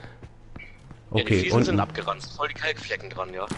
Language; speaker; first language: German; native; German